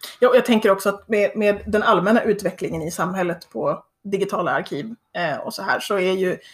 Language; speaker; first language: Swedish; native; Swedish